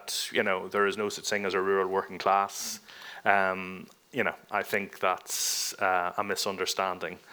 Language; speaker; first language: English; native; English